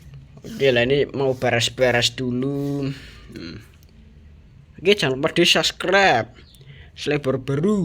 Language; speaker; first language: Indonesian; non-native, local second language; Javanese